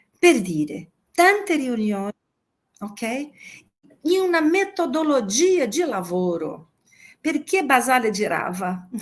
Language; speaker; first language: Italian; non-native, fluent; Portuguese